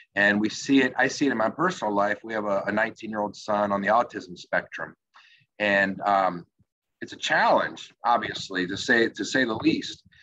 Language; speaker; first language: English; native; English